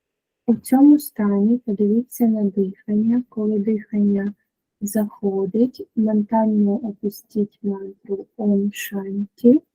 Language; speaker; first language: Ukrainian; native; Ukrainian